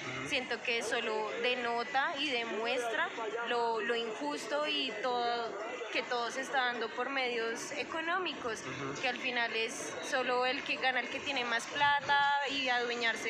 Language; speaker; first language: Spanish; native; Spanish